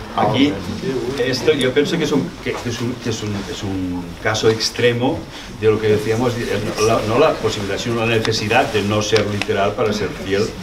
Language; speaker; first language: Spanish; non-native, local second language; Catalan